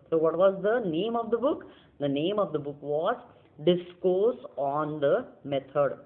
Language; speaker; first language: English; non-native, local second language; Marathi